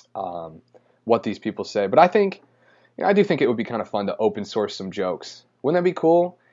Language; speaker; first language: English; native; English